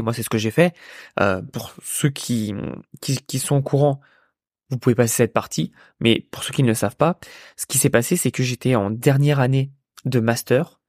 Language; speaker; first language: French; native; French